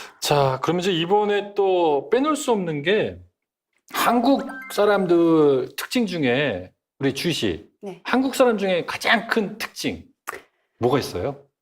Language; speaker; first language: Korean; native; Korean